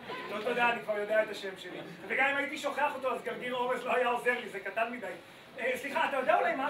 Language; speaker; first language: Hebrew; native; Hebrew